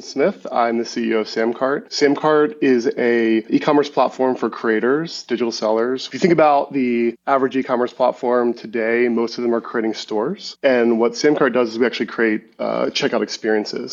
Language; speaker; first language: English; native; English